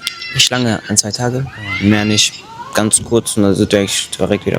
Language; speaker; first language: German; non-native, fluent; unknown